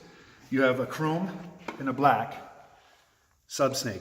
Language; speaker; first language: English; native; English